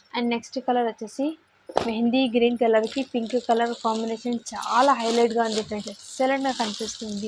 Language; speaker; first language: Telugu; non-native, local second language; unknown